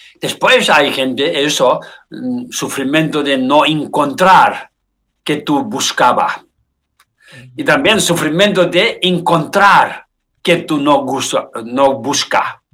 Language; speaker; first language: Spanish; non-native, learner; Tibetan